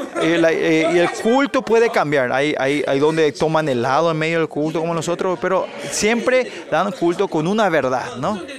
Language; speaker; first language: Spanish; non-native, fluent; Korean